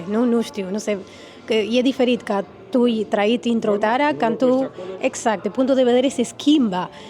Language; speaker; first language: Romanian; non-native, learner; Spanish